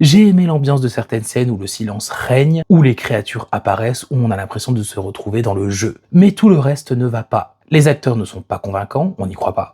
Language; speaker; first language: French; native; French